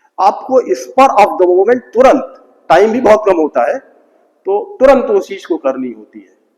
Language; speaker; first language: Hindi; native; Hindi